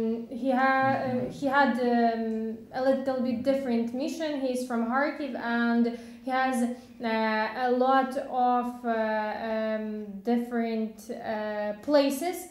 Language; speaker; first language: English; non-native, fluent; Ukrainian